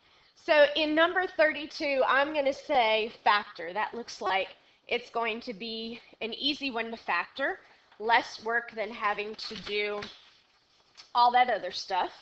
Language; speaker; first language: English; native; English